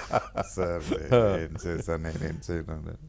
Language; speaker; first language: Telugu; non-native, local second language; Tamil